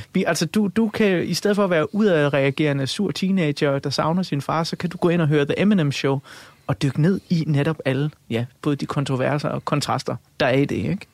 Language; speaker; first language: Danish; native; Danish